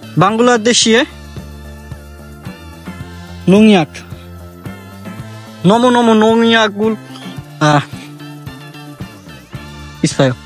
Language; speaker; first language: Korean; non-native, learner; Bangla